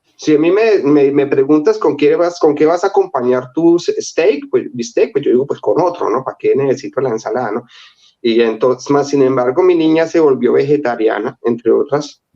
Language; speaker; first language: Spanish; native; Spanish